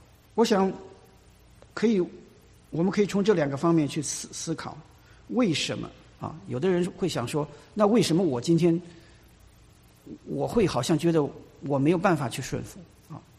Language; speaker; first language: Chinese; native; Chinese